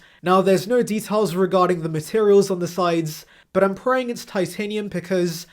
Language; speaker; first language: English; native; English